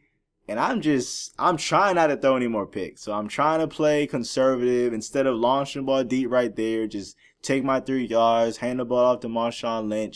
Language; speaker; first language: English; native; English